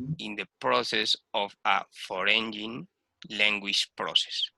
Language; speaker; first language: English; non-native, learner; Spanish